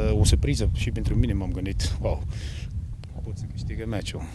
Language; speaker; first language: Romanian; non-native, learner; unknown